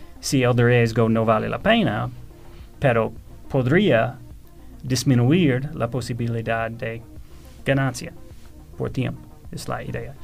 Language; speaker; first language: Spanish; non-native, fluent; English